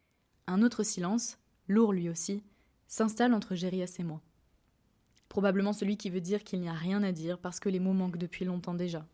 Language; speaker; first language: French; native; French